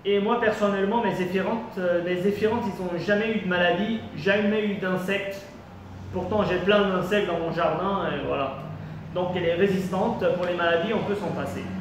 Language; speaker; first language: French; non-native, local second language; Arabic